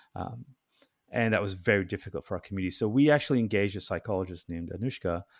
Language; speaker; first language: English; native; English